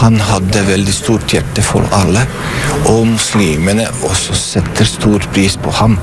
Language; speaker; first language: Norwegian; non-native, fluent; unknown